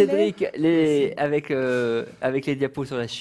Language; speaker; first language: French; native; French